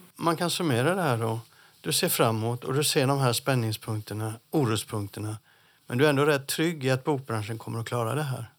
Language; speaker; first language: Swedish; native; Swedish